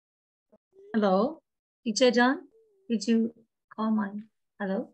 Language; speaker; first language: English; non-native, learner; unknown